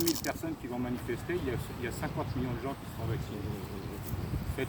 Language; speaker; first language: French; native; French